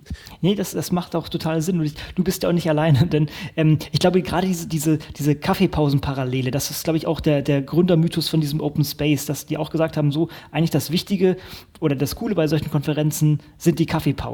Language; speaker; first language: German; native; German